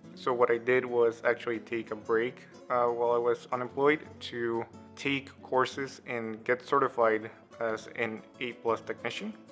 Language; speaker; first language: English; non-native, fluent; Spanish